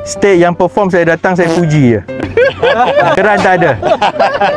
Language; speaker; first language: Malay; native; Malay